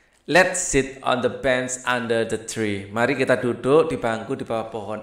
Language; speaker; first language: English; non-native, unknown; Indonesian